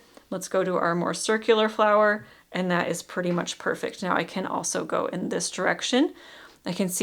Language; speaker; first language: English; native; English